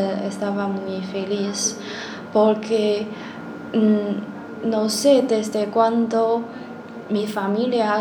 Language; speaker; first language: Spanish; non-native, learner; Chinese